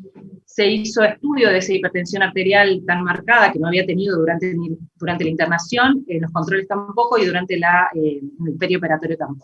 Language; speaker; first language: Spanish; native; Spanish